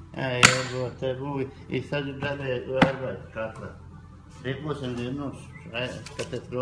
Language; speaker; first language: German; non-native, learner; Bosnian